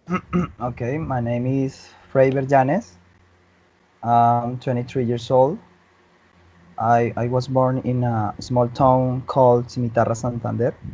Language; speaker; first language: English; non-native, learner; Spanish